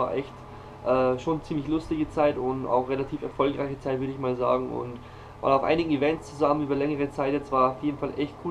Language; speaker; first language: German; native; German